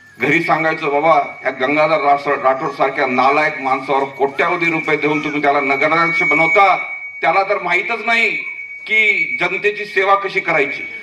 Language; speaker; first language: Marathi; native; Marathi